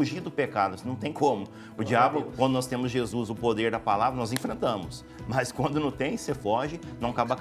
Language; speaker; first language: Portuguese; native; Portuguese